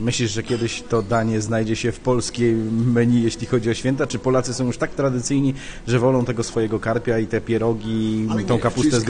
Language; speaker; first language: Polish; native; Polish